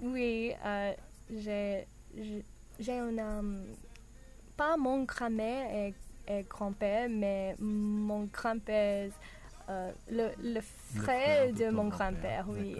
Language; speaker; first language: French; non-native, learner; English